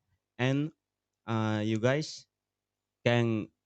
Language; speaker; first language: English; non-native, learner; Tetum